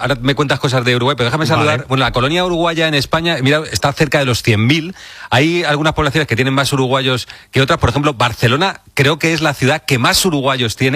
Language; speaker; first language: Spanish; native; Spanish